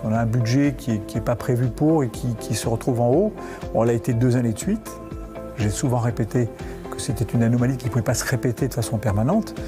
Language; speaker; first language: French; native; French